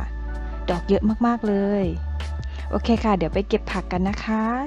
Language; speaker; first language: Thai; native; Thai